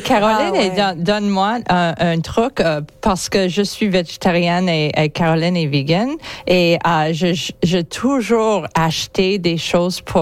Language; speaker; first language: French; non-native, local second language; English